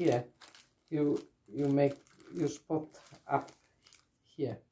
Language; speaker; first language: English; non-native, learner; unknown